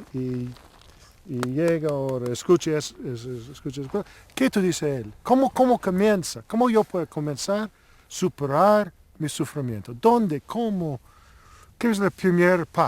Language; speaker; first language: Spanish; non-native, learner; English